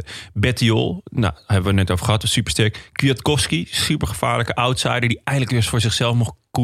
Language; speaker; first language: Dutch; native; Dutch